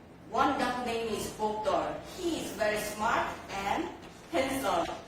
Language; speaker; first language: English; non-native, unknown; Korean